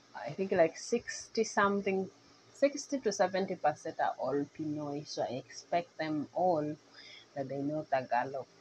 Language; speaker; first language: English; non-native, local second language; Nyankole